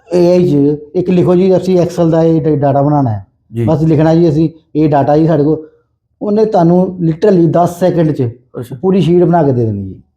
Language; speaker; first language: Punjabi; native; Punjabi